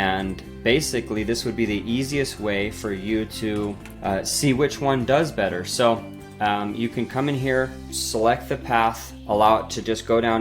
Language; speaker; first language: English; native; English